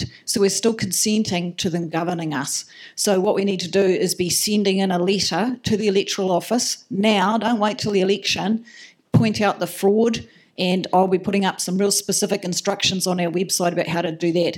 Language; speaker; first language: English; native; English